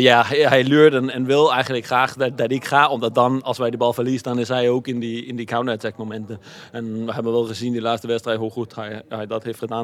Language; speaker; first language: Dutch; non-native, fluent; Danish